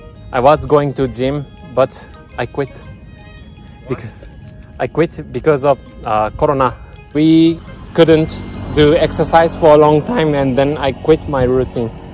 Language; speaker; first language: English; non-native, learner; Japanese